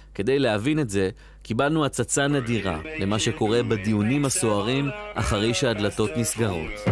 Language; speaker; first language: Hebrew; native; Hebrew